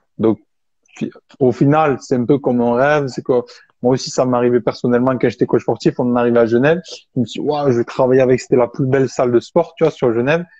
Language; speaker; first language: French; native; French